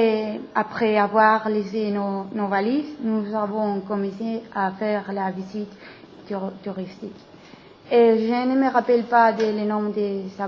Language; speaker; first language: French; non-native, learner; Spanish